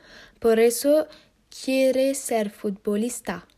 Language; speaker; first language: Spanish; non-native, learner; French